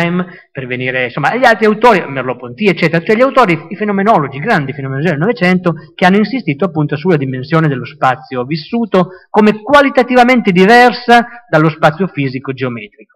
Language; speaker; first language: Italian; native; Italian